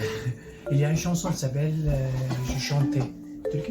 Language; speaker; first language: French; non-native, learner; Arabic